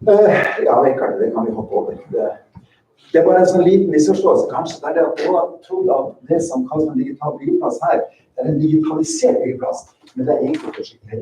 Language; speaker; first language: Norwegian; native; Norwegian